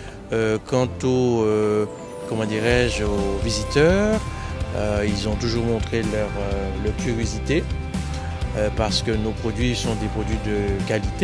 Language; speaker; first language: French; native; French